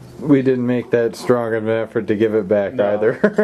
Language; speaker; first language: English; native; English